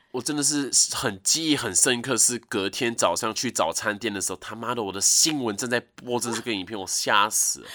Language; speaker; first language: Chinese; native; Chinese